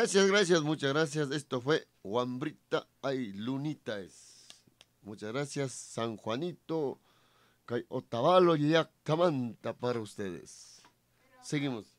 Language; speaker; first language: Spanish; native; Spanish